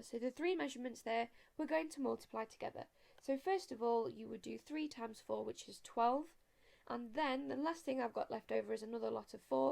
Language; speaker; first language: English; native; English